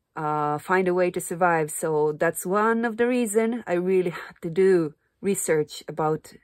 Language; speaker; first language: English; non-native, fluent; Japanese